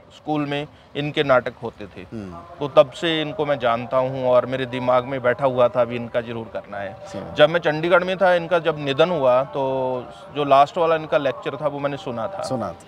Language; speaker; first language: Hindi; native; Hindi